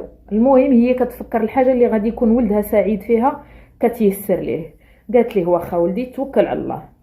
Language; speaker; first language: Arabic; native; Arabic